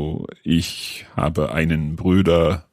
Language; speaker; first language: German; non-native, learner; English